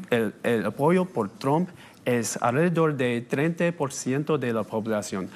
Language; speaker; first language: Spanish; non-native, fluent; English